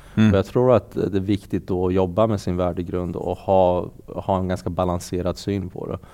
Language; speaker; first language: Swedish; early bilingual, other home language; Persian